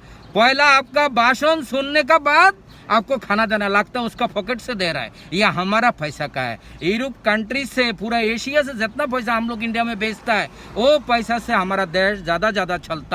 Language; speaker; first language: Hindi; non-native, local second language; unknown